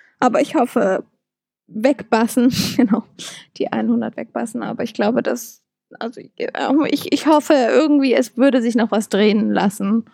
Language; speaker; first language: German; native; German